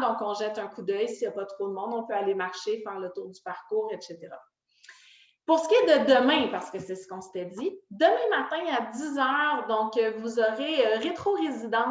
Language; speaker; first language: French; native; French